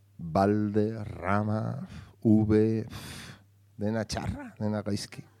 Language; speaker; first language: Basque; non-native, local second language; Spanish